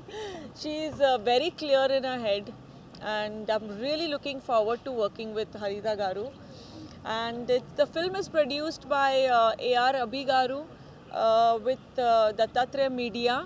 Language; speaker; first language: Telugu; non-native, fluent; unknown